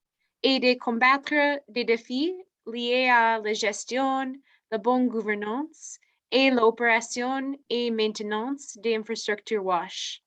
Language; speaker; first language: French; non-native, fluent; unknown